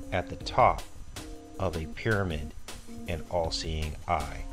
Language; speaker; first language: English; native; English